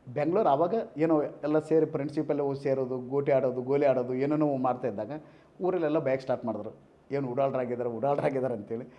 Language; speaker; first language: Kannada; native; Kannada